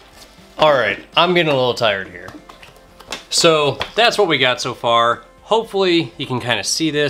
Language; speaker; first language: English; native; English